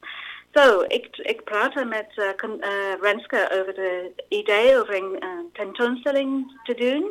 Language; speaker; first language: Dutch; non-native, learner; English